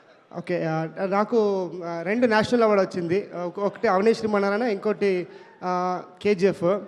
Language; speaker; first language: Telugu; non-native, local second language; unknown